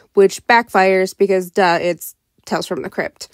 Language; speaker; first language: English; native; English